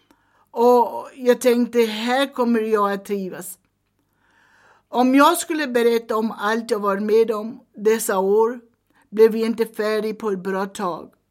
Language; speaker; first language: Swedish; early bilingual, heritage; Swedish